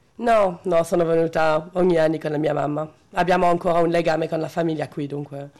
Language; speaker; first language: Italian; early bilingual, heritage; French